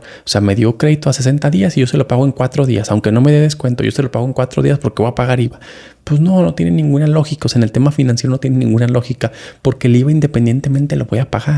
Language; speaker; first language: Spanish; native; Spanish